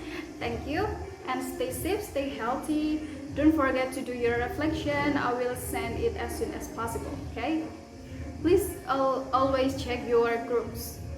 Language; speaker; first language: English; non-native, fluent; Indonesian